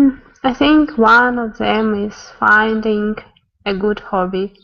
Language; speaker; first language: English; non-native, learner; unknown